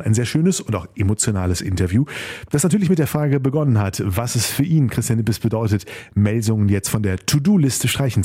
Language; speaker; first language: German; native; German